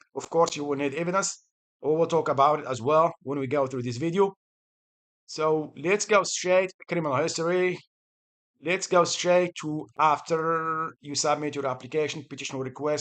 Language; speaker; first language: English; non-native, fluent; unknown